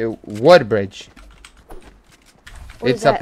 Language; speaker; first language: English; non-native, learner; Spanish